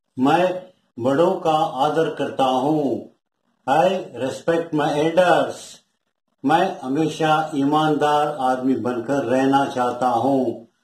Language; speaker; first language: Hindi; non-native, local second language; Tamil